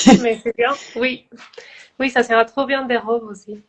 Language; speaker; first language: French; non-native, fluent; Spanish